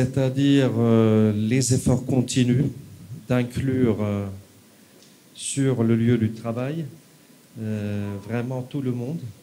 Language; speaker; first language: French; non-native, fluent; Swedish